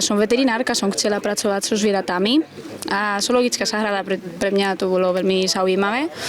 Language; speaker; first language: Slovak; non-native, learner; Spanish